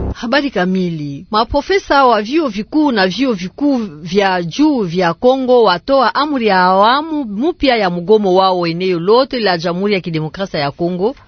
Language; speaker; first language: Swahili; native; Swahili